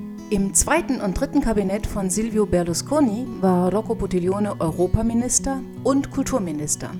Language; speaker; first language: German; native; German